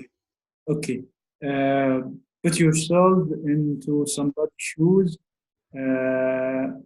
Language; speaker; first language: English; non-native, learner; Arabic